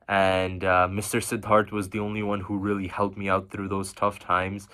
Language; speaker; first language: English; non-native, local second language; Bangla